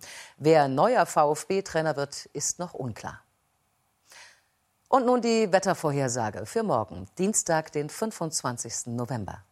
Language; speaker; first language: German; native; German